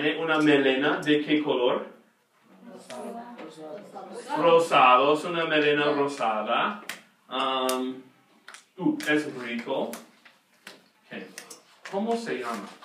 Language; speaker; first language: Spanish; non-native, fluent; English